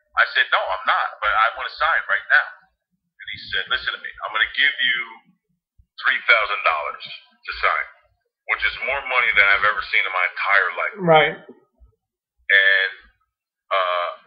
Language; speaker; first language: English; native; English